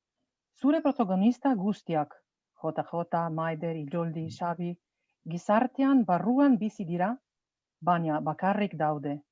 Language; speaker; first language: Basque; non-native, fluent; Slovenian